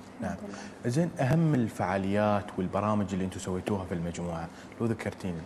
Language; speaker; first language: Arabic; native; Arabic